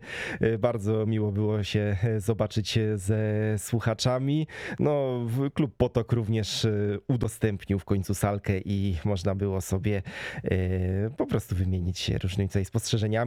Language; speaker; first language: Polish; native; Polish